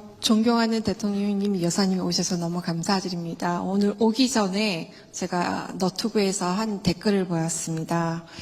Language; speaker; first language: Korean; native; Korean